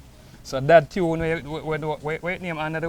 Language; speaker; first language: English; native; English